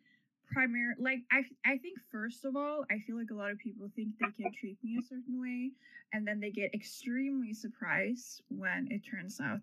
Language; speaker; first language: English; non-native, fluent; Norwegian